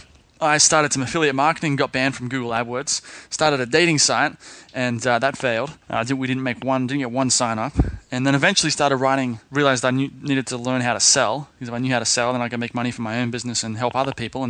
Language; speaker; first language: English; native; English